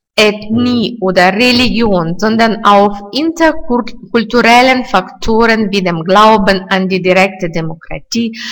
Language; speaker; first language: German; non-native, fluent; Russian